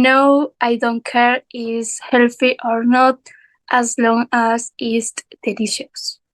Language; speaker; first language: English; non-native, learner; Spanish